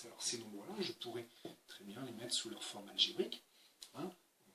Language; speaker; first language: French; native; French